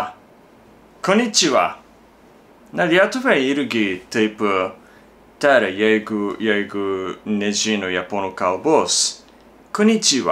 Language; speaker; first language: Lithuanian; non-native, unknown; Japanese